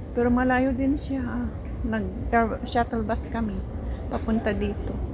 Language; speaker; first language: Filipino; native; Filipino